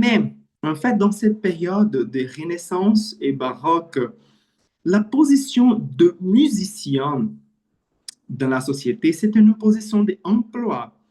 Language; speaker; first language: French; non-native, learner; Portuguese